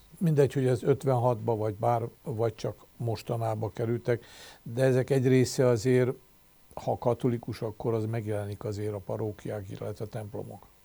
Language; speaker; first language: Hungarian; native; Hungarian